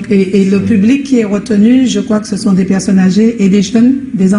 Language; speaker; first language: French; native; French